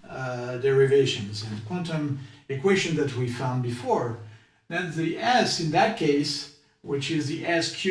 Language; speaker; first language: English; non-native, fluent; French